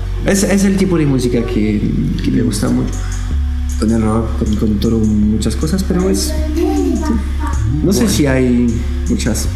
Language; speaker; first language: Spanish; non-native, learner; French